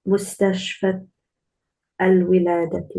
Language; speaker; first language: Arabic; non-native, learner; English